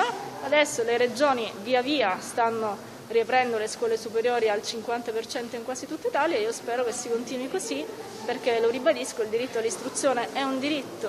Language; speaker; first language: Italian; native; Italian